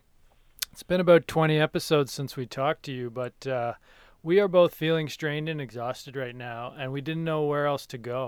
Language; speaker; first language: English; native; English